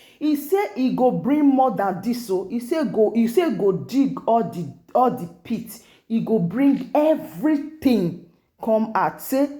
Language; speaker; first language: Nigerian Pidgin; non-native, local second language; Igbo